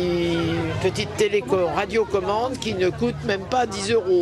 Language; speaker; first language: French; native; French